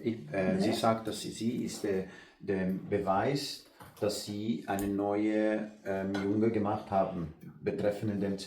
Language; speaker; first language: German; non-native, learner; Portuguese